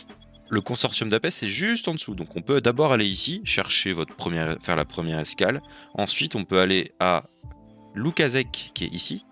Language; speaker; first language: French; native; French